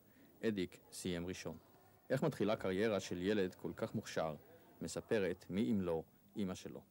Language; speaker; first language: Hebrew; native; Hebrew